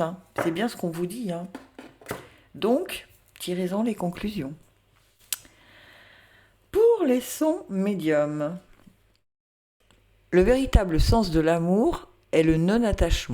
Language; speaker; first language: French; native; French